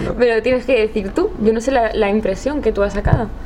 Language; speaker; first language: Spanish; native; Spanish